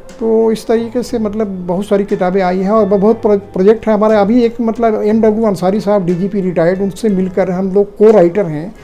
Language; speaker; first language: Urdu; native; Urdu